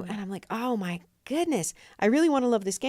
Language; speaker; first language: English; native; English